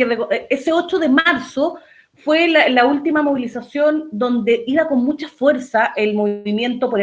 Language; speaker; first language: Spanish; native; Spanish